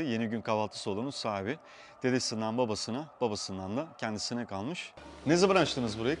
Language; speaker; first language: Turkish; native; Turkish